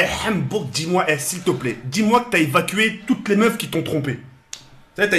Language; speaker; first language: French; native; French